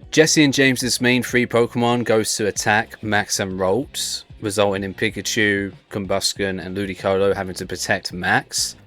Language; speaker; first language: English; native; English